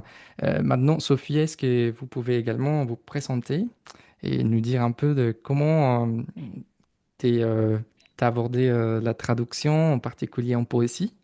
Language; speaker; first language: French; non-native, fluent; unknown